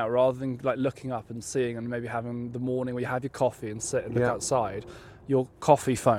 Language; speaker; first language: English; native; English